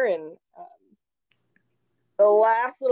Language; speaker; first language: English; native; English